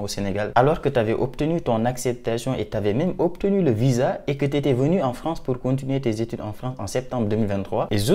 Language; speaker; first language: French; non-native, local second language; Wolof